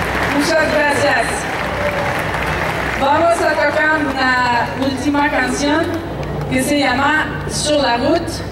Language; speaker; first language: Spanish; non-native, learner; French